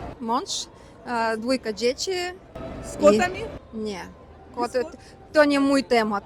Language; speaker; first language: Polish; early bilingual, heritage; Russian